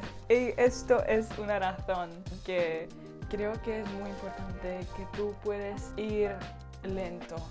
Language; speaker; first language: Spanish; non-native, learner; Slovak